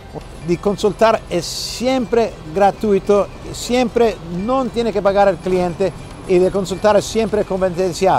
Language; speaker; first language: Spanish; non-native, fluent; English